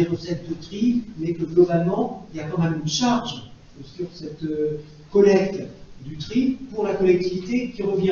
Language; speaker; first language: French; native; French